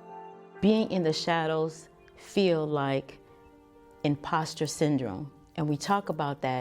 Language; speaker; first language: English; native; English